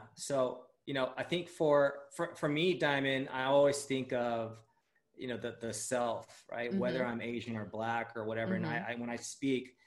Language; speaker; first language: English; early bilingual, other home language; Japanese